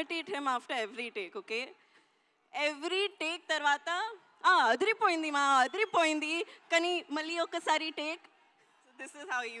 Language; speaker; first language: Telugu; non-native, learner; Hindi